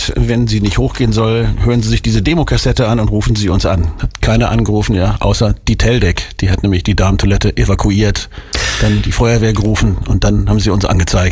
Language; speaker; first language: German; native; German